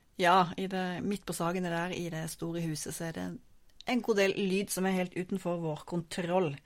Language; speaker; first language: Norwegian; native; Norwegian